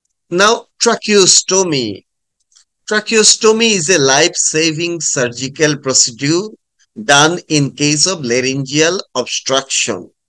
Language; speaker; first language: English; non-native, local second language; Bangla